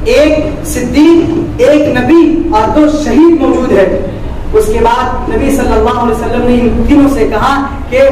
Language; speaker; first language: Urdu; native; Urdu